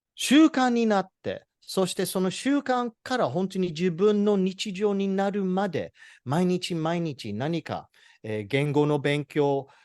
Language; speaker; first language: Japanese; non-native, fluent; English